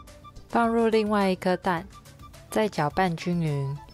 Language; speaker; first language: Chinese; native; Chinese